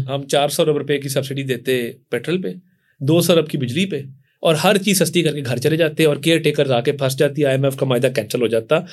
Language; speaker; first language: Urdu; non-native, local second language; Punjabi